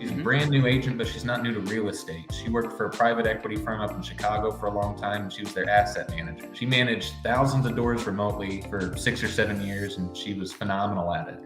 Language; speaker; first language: English; native; English